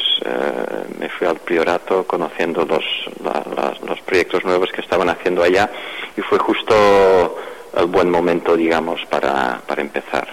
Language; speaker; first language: Spanish; non-native, fluent; Dutch